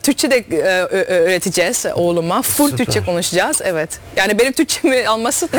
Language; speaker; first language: Turkish; early bilingual, heritage; Dutch